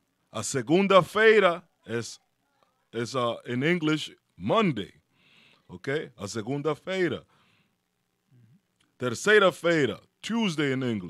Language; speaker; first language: Portuguese; non-native, fluent; Spanish